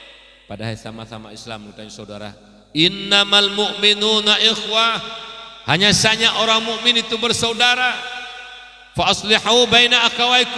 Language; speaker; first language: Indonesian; non-native, local second language; Achinese